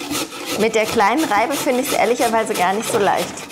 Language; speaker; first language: German; native; German